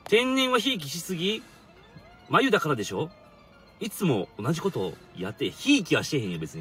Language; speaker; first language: Japanese; native; Japanese